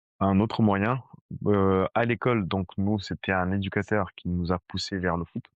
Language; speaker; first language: French; early bilingual, other home language; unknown